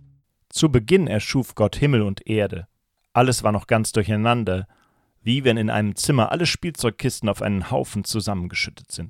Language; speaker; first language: German; native; German